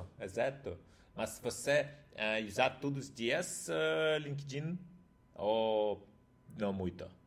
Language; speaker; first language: Portuguese; non-native, learner; Russian